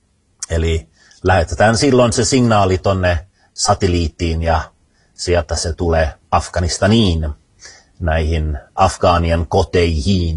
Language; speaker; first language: Finnish; early bilingual, heritage; Finnish